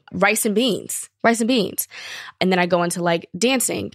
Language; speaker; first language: English; native; English